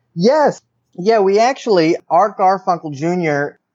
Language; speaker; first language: English; native; English